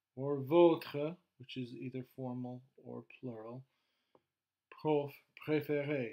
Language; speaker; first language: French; non-native, fluent; English